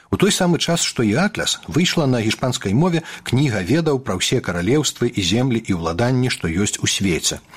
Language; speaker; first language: Belarusian; native; Belarusian